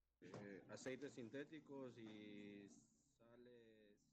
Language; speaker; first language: Spanish; native; Spanish